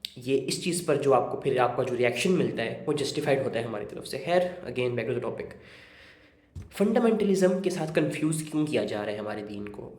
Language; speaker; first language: Urdu; native; Urdu